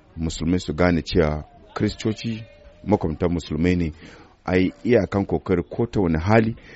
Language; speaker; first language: Hausa; non-native, local second language; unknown